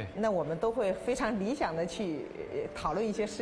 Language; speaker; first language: Chinese; native; Chinese